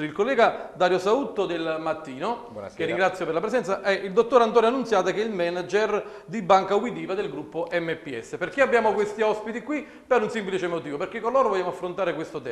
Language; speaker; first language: Italian; native; Italian